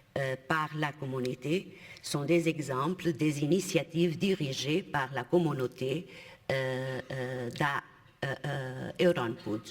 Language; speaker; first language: French; non-native, fluent; Portuguese